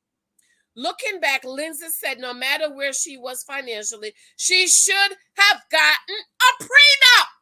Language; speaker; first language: English; native; English